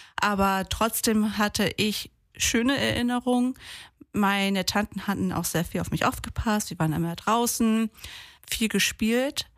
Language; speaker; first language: German; early bilingual, other home language; Portuguese